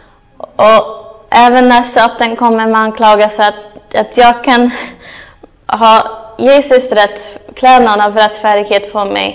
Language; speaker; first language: Swedish; non-native, fluent; English